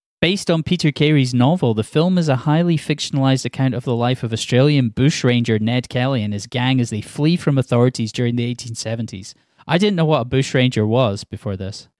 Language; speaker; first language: English; native; English